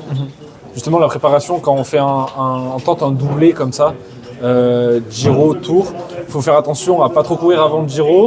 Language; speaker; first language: French; native; French